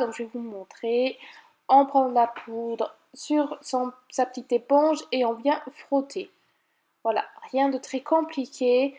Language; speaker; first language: French; native; French